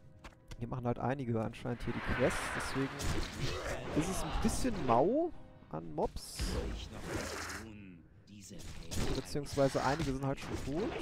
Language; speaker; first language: German; native; German